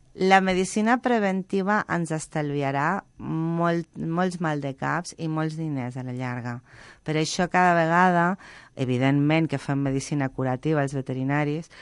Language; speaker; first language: Catalan; non-native, local second language; Spanish